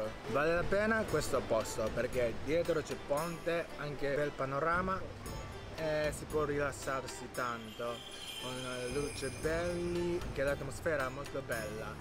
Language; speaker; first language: Italian; non-native, learner; Japanese